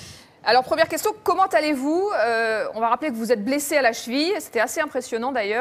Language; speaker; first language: French; native; French